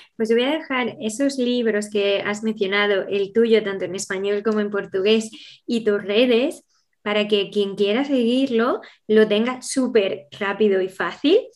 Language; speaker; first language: Spanish; native; Spanish